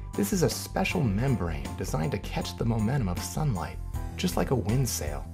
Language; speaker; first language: English; native; English